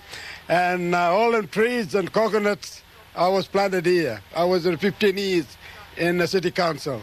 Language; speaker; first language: English; native; English